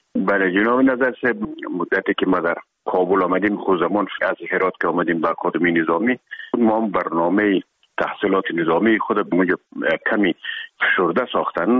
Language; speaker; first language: Persian; native; Persian